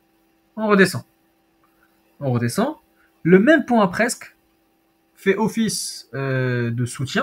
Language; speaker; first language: French; native; French